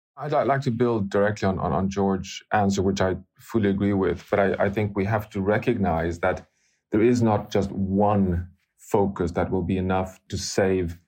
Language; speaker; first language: English; non-native, fluent; Swedish